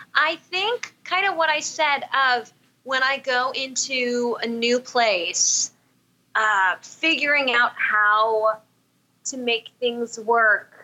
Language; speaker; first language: English; native; English